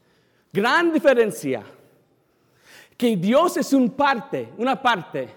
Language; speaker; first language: Spanish; non-native, fluent; English